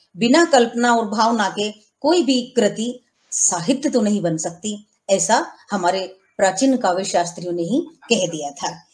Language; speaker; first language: Hindi; native; Hindi